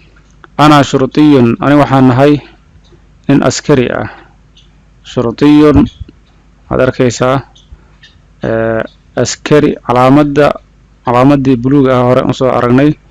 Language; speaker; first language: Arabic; non-native, fluent; Somali